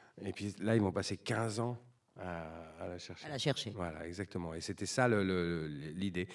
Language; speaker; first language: French; native; French